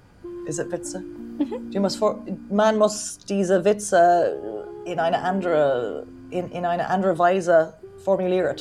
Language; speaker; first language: German; non-native, fluent; English